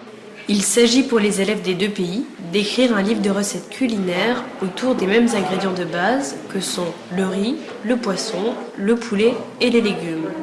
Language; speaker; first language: French; native; French